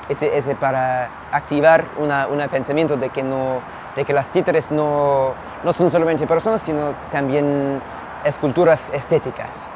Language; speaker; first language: Spanish; non-native, fluent; English